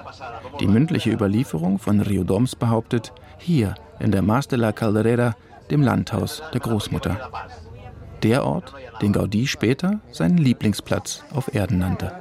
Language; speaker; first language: German; native; German